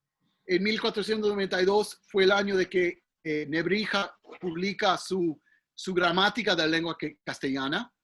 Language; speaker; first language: Spanish; early bilingual, heritage; English